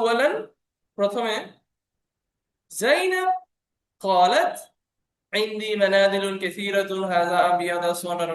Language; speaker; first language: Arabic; non-native, fluent; Bangla